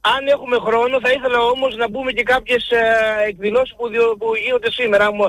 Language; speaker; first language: Greek; native; Greek